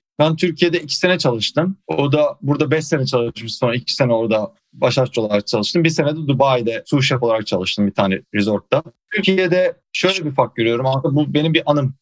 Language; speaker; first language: Turkish; native; Turkish